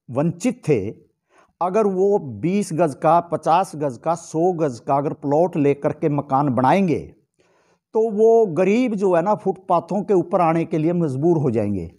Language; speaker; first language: Hindi; native; Hindi